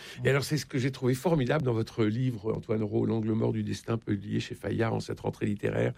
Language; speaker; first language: French; native; French